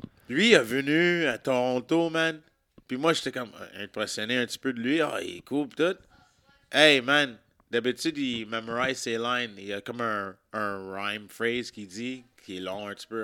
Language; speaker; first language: French; native; French